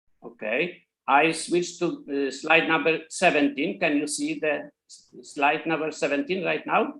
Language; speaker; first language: English; non-native, local second language; Polish